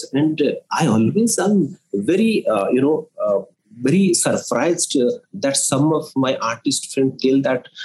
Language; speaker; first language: English; non-native, local second language; Odia